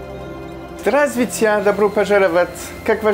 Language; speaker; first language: Russian; non-native, fluent; French